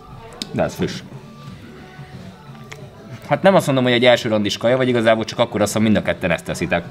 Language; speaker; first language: Hungarian; native; Hungarian